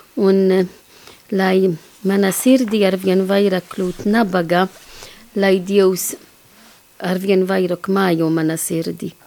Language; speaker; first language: Latvian; non-native, fluent; Maltese